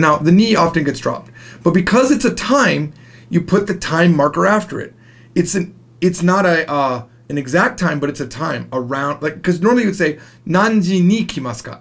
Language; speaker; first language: English; native; English